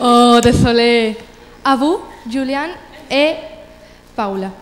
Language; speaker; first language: French; non-native, learner; Spanish